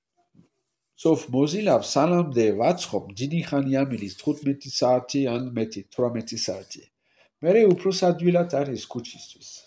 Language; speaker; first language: Georgian; non-native, learner; French